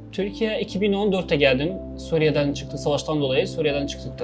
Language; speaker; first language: Turkish; non-native, fluent; Arabic